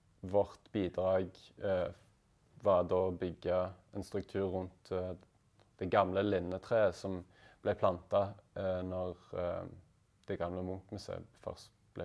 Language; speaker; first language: Norwegian; native; Norwegian